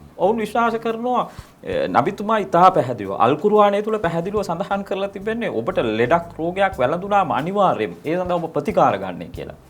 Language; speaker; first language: Sinhala; non-native, local second language; Tamil